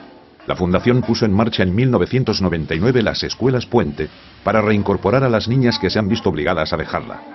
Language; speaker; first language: Spanish; native; Spanish